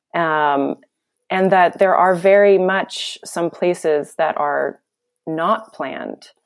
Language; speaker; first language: English; native; English